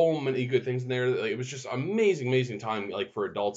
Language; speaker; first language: English; native; English